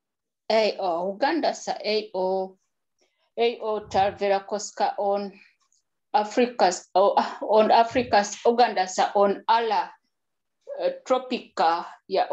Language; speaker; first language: Finnish; non-native, learner; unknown